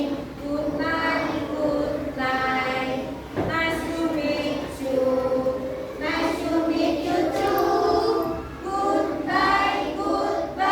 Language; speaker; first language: English; non-native, learner; Indonesian